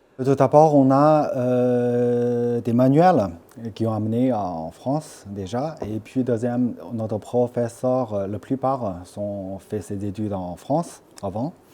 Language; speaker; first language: French; non-native, fluent; Chinese